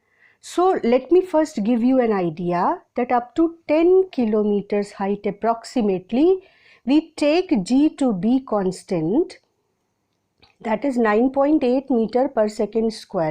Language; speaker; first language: English; non-native, local second language; Hindi